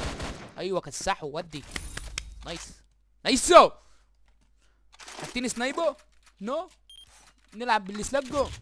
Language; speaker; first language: Arabic; native; Arabic